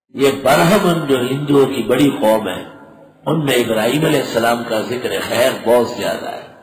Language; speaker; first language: Urdu; non-native, local second language; Pashto